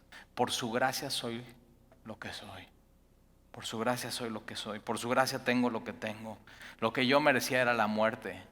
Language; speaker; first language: Spanish; native; Spanish